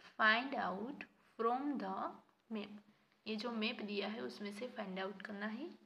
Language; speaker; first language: Hindi; non-native, local second language; Gujarati